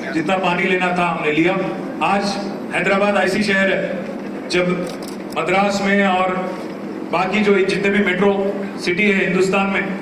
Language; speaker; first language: Hindi; non-native, local second language; Telugu